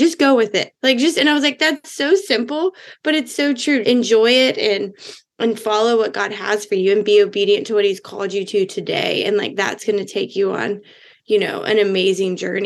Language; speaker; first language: English; native; English